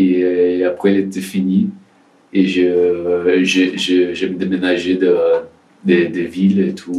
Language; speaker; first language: French; non-native, learner; Portuguese